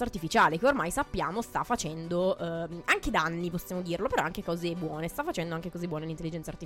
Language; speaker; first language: Italian; native; Italian